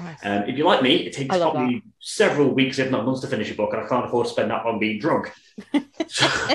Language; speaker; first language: English; native; English